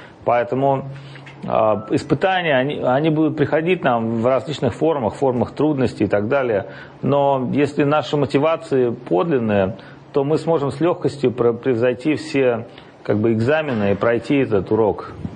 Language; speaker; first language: Russian; native; Russian